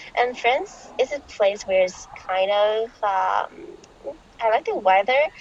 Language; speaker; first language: English; non-native, fluent; Chinese